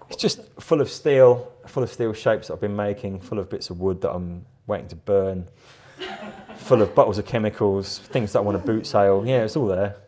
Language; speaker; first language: English; native; English